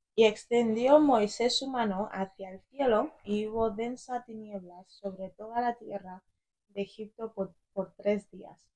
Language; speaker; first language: Spanish; early bilingual, other home language; English